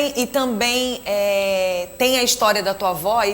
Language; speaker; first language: Portuguese; native; Portuguese